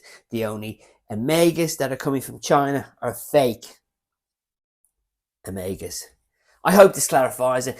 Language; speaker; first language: English; native; English